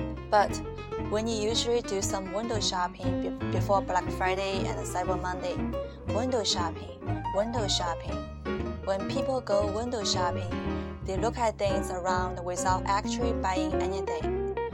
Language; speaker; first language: English; non-native, fluent; Chinese